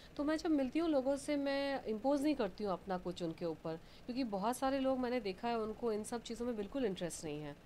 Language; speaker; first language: Hindi; non-native, local second language; Bangla